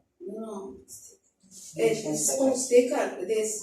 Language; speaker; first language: English; non-native, learner; Arabic